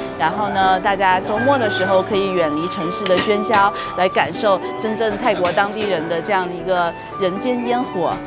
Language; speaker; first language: Chinese; non-native, fluent; Thai